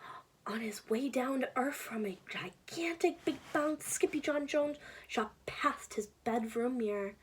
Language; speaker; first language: English; native; English